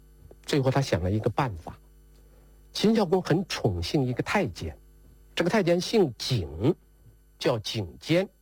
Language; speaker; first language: Chinese; native; Chinese